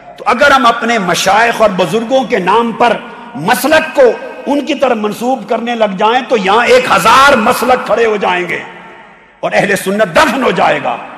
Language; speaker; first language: Urdu; native; Urdu